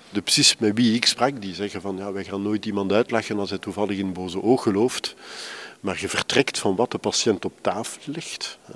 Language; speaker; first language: Dutch; native; Dutch